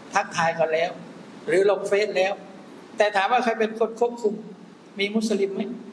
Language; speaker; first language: Thai; non-native, local second language; Malay